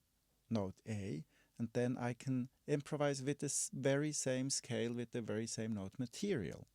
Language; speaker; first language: English; non-native, fluent; German